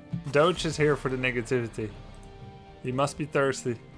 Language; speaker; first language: English; non-native, fluent; Dutch